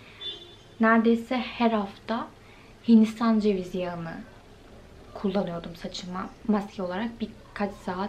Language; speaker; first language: Turkish; native; Turkish